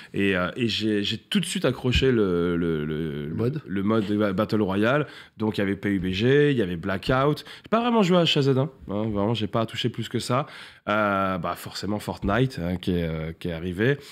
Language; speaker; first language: French; native; French